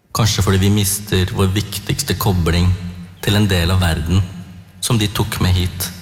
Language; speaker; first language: Norwegian; early bilingual, other home language; Tamil